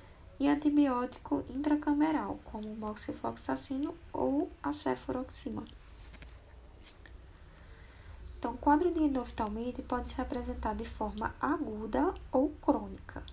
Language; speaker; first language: Portuguese; native; Portuguese